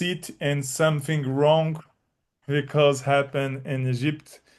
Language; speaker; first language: English; non-native, learner; Portuguese